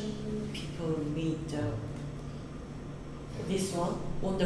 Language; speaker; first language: English; non-native, learner; Korean